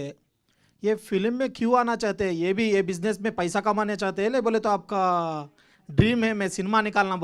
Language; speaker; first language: Hindi; non-native, local second language; Telugu